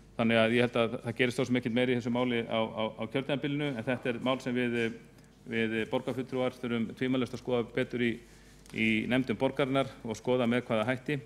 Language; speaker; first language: Icelandic; native; Icelandic